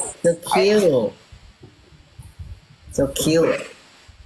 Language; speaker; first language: English; non-native, learner; Thai